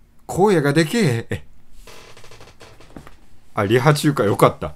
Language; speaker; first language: Japanese; native; Japanese